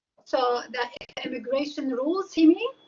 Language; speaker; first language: English; non-native, fluent; Arabic